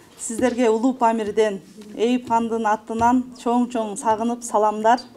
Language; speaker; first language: Kyrgyz; native; Kyrgyz